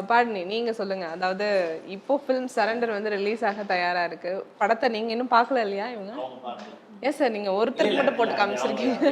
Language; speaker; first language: Tamil; native; Tamil